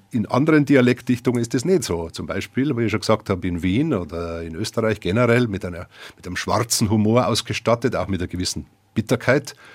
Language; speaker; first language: German; native; German